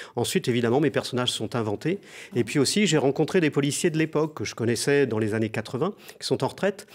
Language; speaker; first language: French; native; French